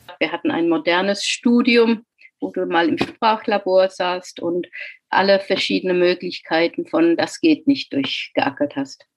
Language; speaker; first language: German; non-native, fluent; English